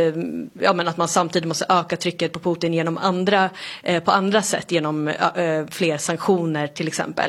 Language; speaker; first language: Swedish; native; Swedish